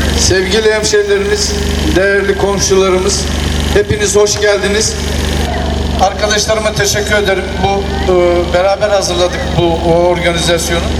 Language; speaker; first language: Turkish; native; Turkish